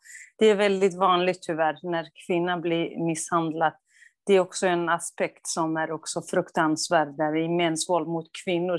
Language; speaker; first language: Swedish; non-native, fluent; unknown